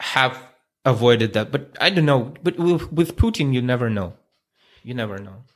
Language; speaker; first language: English; non-native, fluent; Russian